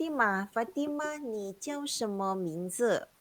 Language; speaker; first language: Chinese; non-native, local second language; Malay